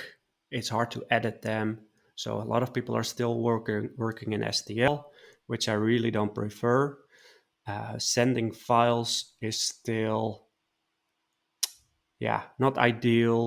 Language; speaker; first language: English; non-native, fluent; Dutch